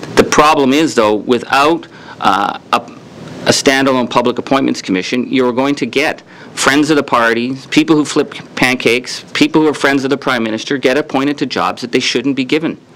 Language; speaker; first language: English; native; English